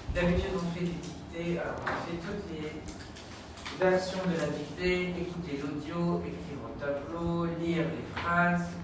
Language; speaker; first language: French; non-native, fluent; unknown